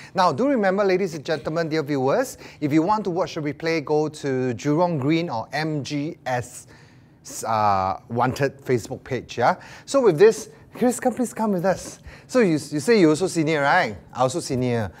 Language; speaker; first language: English; non-native, local second language; Chinese